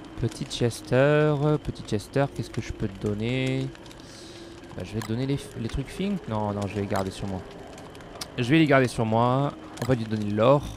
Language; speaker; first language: French; native; French